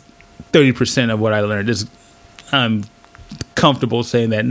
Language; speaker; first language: English; native; English